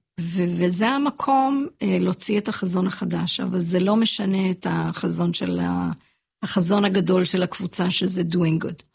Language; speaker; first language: Hebrew; early bilingual, other home language; English